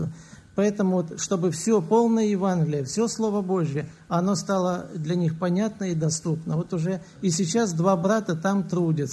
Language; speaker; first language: Russian; native; Russian